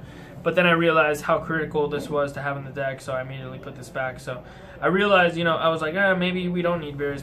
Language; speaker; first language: English; native; English